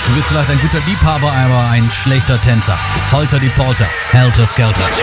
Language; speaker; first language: German; native; German